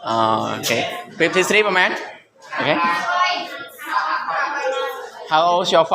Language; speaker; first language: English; non-native, learner; Khmer